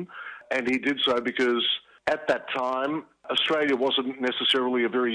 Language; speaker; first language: English; early bilingual, other home language; Greek